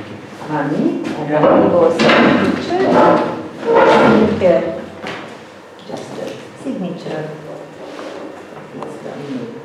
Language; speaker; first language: English; non-native, fluent; Hungarian